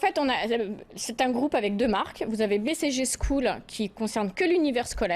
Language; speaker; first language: French; native; French